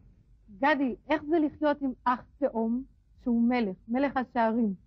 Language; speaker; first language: Hebrew; native; Hebrew